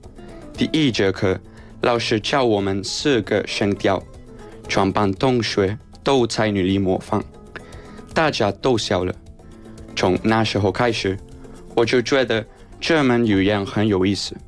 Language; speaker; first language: Chinese; non-native, learner; Spanish